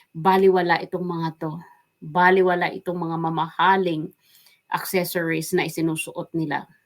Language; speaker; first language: Filipino; non-native, local second language; Waray